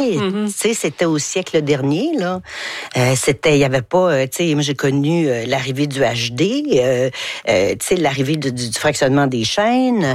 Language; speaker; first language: French; native; French